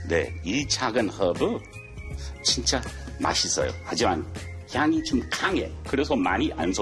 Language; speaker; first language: Korean; non-native, learner; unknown